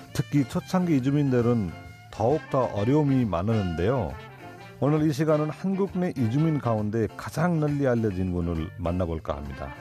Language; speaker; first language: Korean; non-native, fluent; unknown